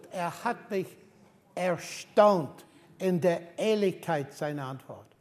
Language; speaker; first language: German; non-native, fluent; English